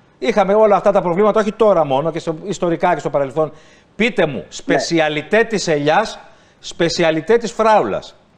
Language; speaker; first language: Greek; native; Greek